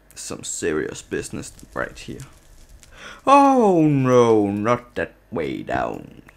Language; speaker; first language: English; non-native, learner; Danish